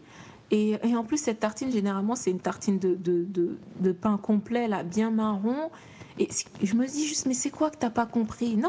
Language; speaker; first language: French; native; French